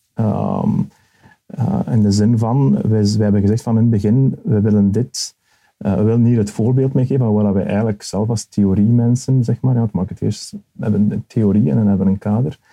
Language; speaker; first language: Dutch; early bilingual, other home language; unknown